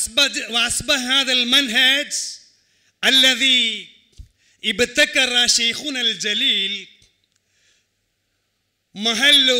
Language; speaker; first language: Arabic; non-native, fluent; Malayalam